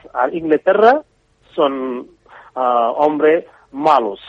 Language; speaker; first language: Spanish; non-native, learner; Bangla